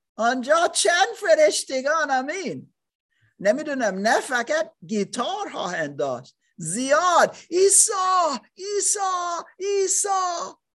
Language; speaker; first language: Persian; non-native, learner; German